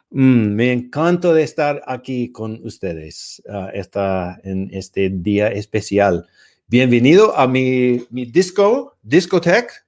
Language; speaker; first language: Spanish; non-native, learner; English